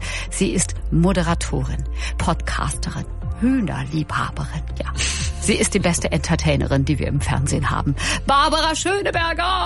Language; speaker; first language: German; native; German